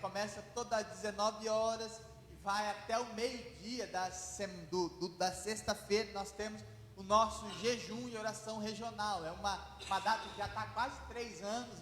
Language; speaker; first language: Portuguese; native; Portuguese